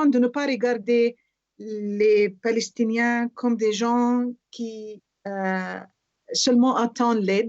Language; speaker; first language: French; non-native, fluent; Arabic